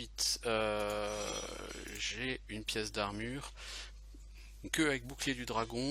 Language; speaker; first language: French; native; French